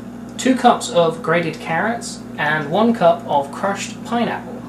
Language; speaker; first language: English; native; English